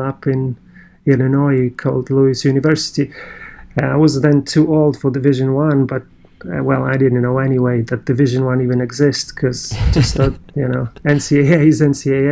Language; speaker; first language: English; non-native, fluent; Polish